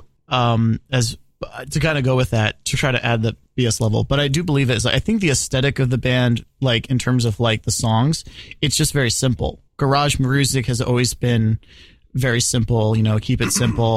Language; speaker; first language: English; native; English